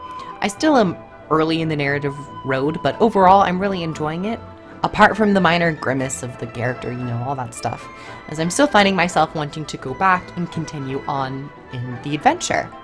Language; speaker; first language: English; native; English